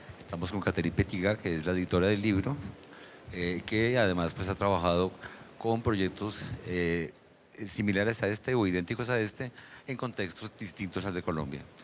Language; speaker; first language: Spanish; native; Spanish